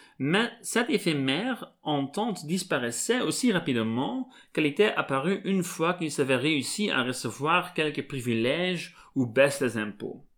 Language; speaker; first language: French; non-native, local second language; Dutch